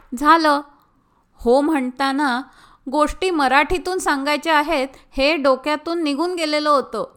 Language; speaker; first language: Marathi; early bilingual, heritage; Marathi